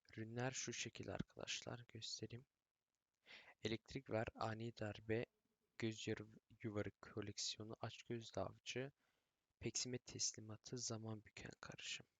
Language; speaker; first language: Turkish; early bilingual, heritage; Turkish